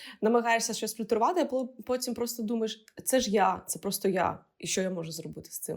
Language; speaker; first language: Ukrainian; non-native, local second language; Russian